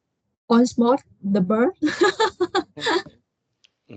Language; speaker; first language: English; non-native, learner; Vietnamese